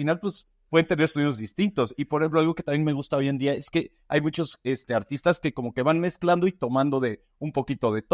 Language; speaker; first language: Spanish; native; Spanish